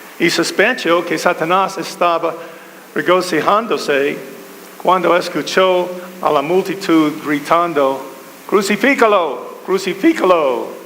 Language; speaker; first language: Spanish; non-native, fluent; English